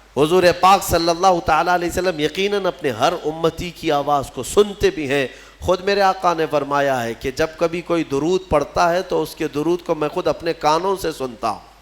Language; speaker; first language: Urdu; native; Urdu